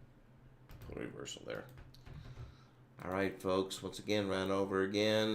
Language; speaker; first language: English; native; English